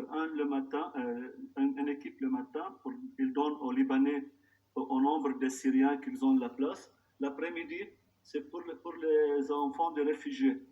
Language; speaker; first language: French; non-native, local second language; Arabic